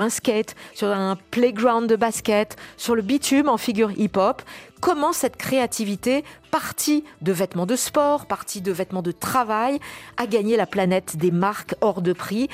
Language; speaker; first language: French; native; French